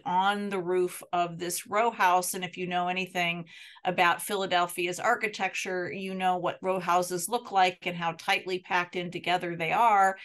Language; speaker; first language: English; native; English